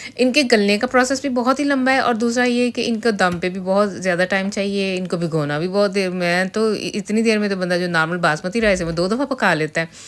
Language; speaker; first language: Urdu; native; Urdu